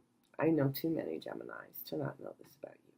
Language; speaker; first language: English; native; English